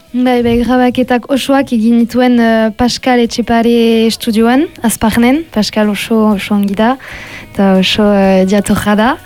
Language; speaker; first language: Basque; non-native, local second language; French